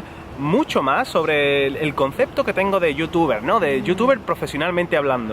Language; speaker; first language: Spanish; native; Spanish